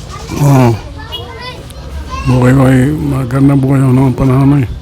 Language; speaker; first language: Filipino; non-native, local second language; Cebuano